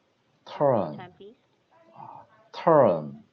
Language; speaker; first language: English; non-native, learner; Korean